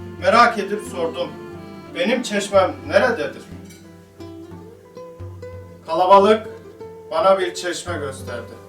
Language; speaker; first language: Turkish; native; Turkish